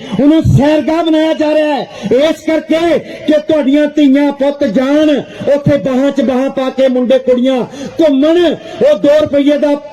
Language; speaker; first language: Punjabi; non-native, local second language; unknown